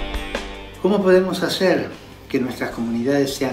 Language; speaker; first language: Spanish; native; Spanish